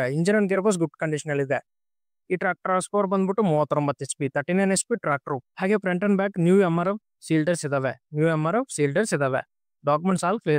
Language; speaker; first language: Kannada; native; Kannada